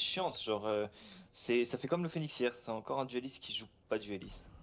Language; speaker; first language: French; native; French